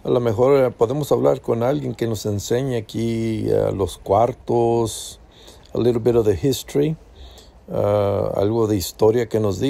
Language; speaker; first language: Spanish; early bilingual, heritage; Spanish